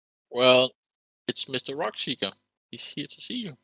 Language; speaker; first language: English; non-native, fluent; Danish